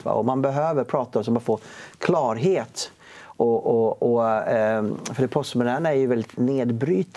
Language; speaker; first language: Swedish; native; Swedish